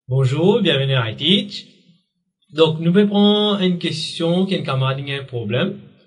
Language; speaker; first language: French; non-native, local second language; Morisyen